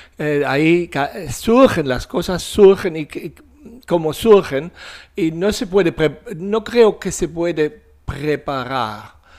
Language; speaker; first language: Spanish; non-native, fluent; German